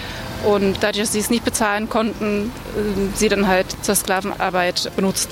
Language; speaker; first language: German; native; German